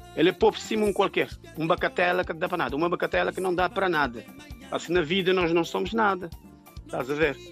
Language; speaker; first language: Portuguese; non-native, local second language; Kabuverdianu